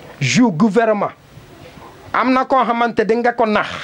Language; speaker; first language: Wolof; non-native, learner; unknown